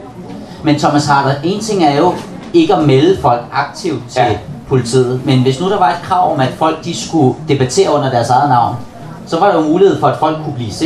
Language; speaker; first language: Danish; native; Danish